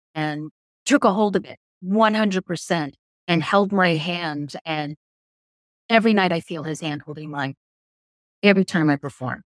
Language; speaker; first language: English; native; English